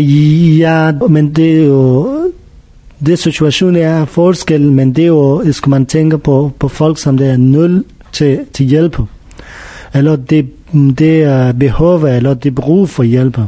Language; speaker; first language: Danish; non-native, learner; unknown